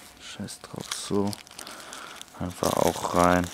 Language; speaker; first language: German; native; German